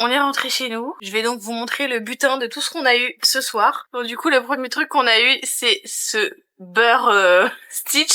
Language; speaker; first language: French; native; French